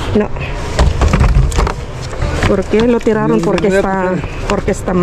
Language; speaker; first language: Spanish; non-native, fluent; Filipino